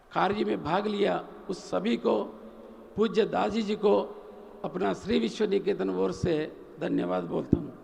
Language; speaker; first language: Hindi; non-native, local second language; Telugu